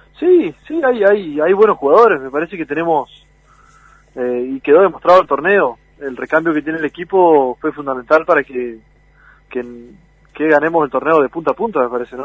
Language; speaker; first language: Spanish; native; Spanish